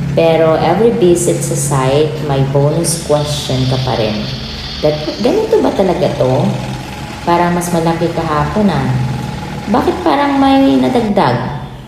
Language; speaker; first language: Filipino; native; Filipino